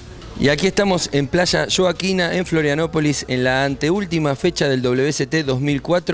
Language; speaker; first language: Spanish; native; Spanish